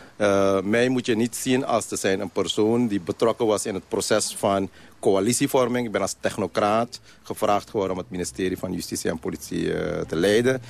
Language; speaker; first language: Dutch; non-native, local second language; Caribbean Hindustani